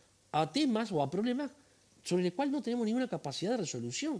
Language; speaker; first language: Spanish; native; Spanish